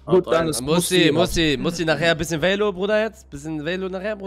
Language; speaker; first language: German; native; German